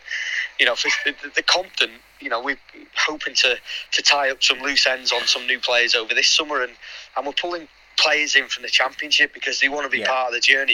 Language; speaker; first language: English; native; English